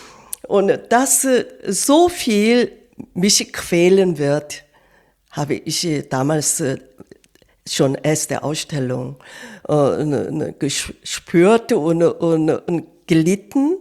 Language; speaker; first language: German; non-native, fluent; Korean